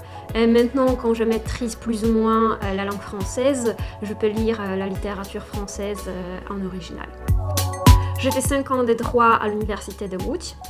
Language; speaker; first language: French; non-native, fluent; Polish